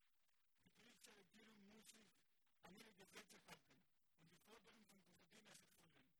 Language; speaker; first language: German; non-native, learner; Greek